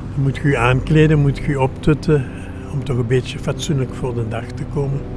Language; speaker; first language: Dutch; native; Dutch